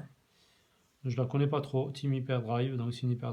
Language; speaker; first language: French; native; French